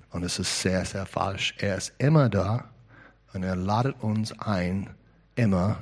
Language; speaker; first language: German; non-native, learner; English